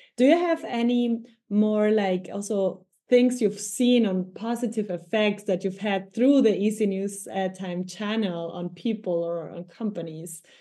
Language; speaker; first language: English; non-native, fluent; Spanish